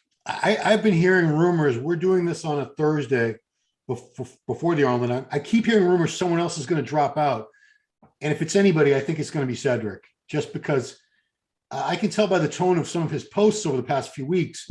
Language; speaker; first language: English; native; English